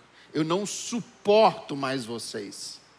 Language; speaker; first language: Portuguese; native; Portuguese